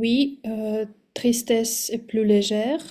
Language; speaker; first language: French; non-native, fluent; Russian